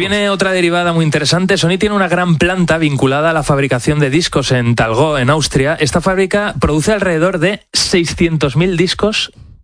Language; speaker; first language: Spanish; native; Spanish